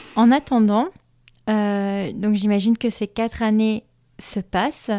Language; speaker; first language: French; native; French